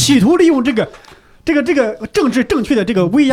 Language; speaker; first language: Chinese; native; Chinese